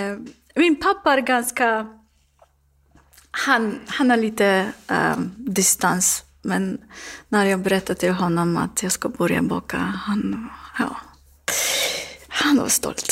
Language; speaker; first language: Swedish; non-native, learner; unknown